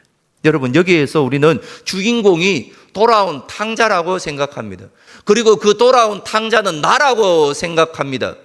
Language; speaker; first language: Korean; native; Korean